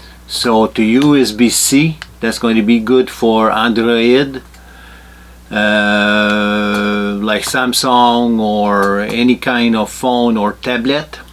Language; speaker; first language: English; non-native, fluent; French